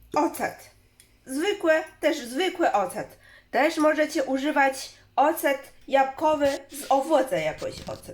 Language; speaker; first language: Polish; non-native, learner; Chinese